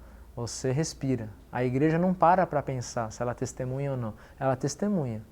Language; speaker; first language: Portuguese; native; Portuguese